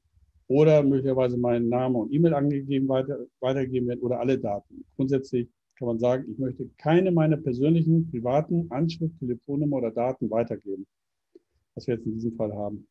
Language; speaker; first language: German; native; German